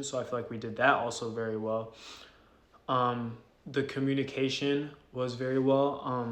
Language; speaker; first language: English; native; English